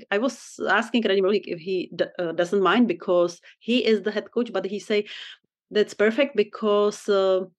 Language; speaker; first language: English; non-native, fluent; Czech